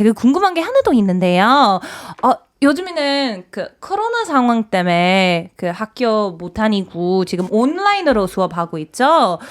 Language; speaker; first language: Korean; non-native, fluent; English